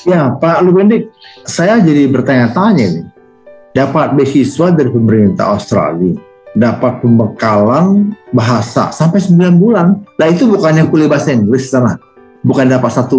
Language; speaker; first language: Indonesian; native; Indonesian